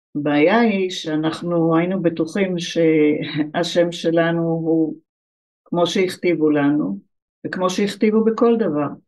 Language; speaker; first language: Hebrew; early bilingual, other home language; English